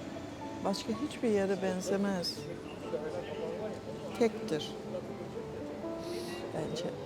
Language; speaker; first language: Turkish; non-native, fluent; English